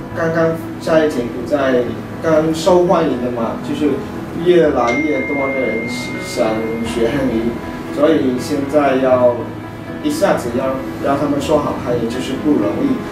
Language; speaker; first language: Chinese; non-native, fluent; Khmer